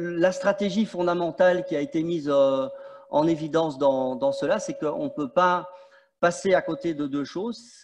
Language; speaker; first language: French; native; French